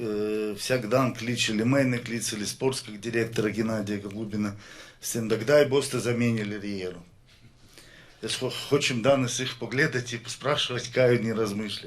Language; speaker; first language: Slovenian; non-native, learner; Russian